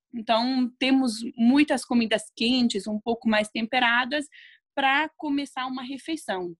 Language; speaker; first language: Portuguese; non-native, fluent; Hungarian